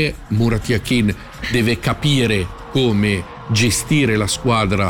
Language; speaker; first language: Italian; native; Italian